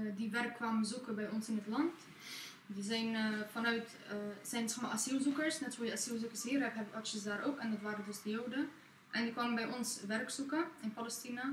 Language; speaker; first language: Dutch; early bilingual, other home language; Arabic